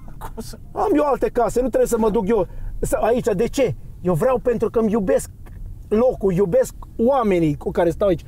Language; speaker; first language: Romanian; non-native, fluent; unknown